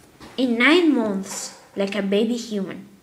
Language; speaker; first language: English; non-native, learner; Spanish